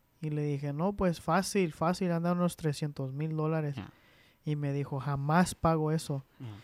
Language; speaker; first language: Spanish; early bilingual, heritage; Spanish